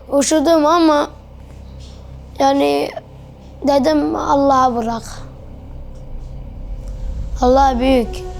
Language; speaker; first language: Turkish; early bilingual, other home language; Arabic